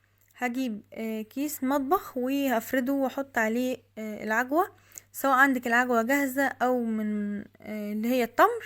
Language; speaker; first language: Arabic; native; Arabic